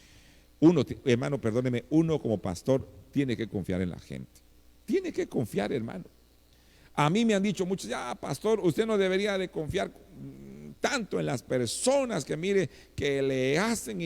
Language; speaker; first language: Spanish; native; Spanish